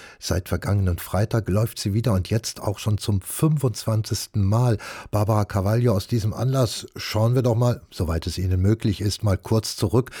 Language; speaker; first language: German; native; German